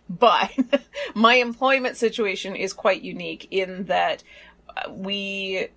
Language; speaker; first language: English; native; English